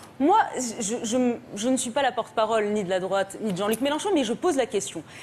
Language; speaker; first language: French; native; French